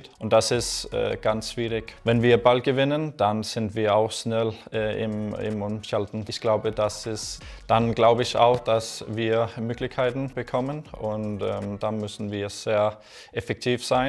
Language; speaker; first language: German; non-native, learner; Danish